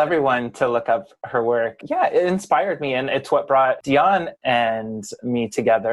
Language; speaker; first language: English; native; English